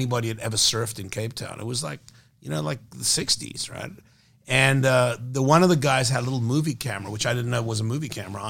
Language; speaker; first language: English; native; English